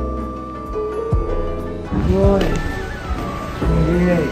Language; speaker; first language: Japanese; non-native, learner; Nepali